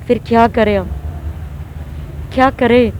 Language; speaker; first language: Hindi; non-native, fluent; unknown